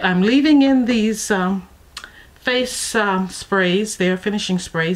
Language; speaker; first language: English; native; English